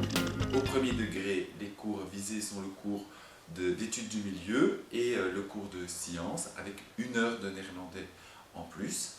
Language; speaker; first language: French; native; French